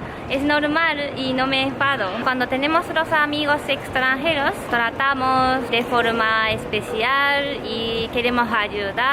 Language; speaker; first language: Spanish; non-native, learner; Japanese